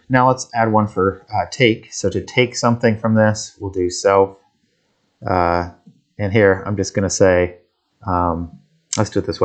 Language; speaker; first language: English; native; English